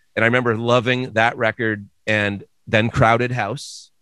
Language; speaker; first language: English; native; English